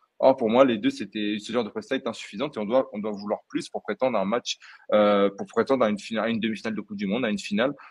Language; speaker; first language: French; early bilingual, other home language; Portuguese